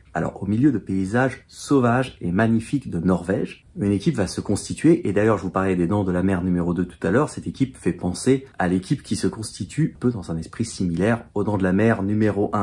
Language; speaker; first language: French; native; French